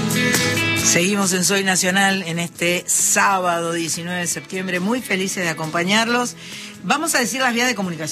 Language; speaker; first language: Spanish; native; Spanish